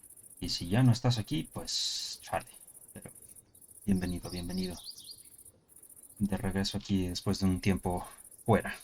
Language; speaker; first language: Spanish; early bilingual, heritage; Spanish